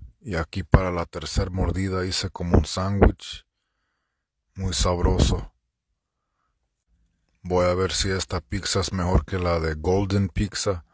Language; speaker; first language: Spanish; early bilingual, heritage; Spanish